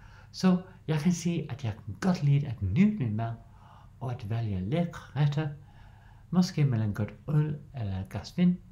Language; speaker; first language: Danish; non-native, learner; English